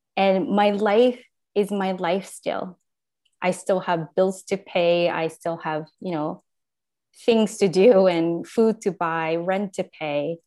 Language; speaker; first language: English; non-native, fluent; Japanese